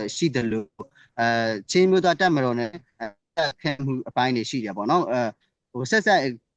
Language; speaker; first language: Burmese; non-native, local second language; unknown